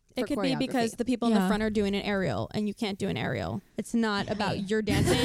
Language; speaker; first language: English; native; English